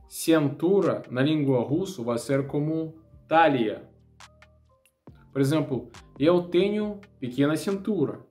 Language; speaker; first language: Portuguese; non-native, learner; Russian